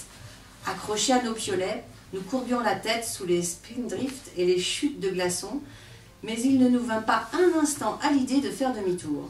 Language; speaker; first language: French; native; French